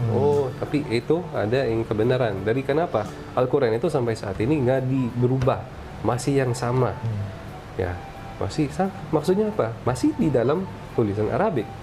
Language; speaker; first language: Indonesian; non-native, fluent; Filipino